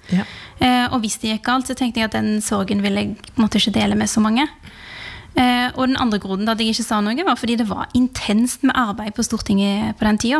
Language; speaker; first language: Norwegian; early bilingual, other home language; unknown